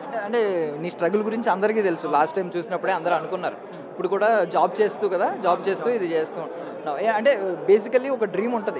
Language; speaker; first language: Telugu; native; Telugu